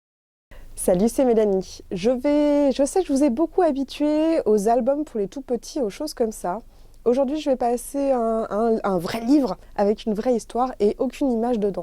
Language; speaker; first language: French; native; French